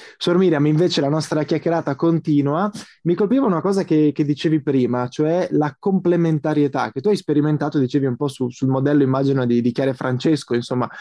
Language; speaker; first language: Italian; native; Italian